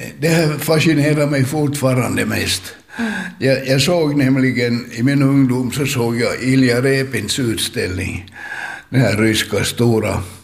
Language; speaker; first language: Swedish; native; Swedish